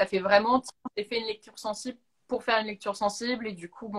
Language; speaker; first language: French; native; French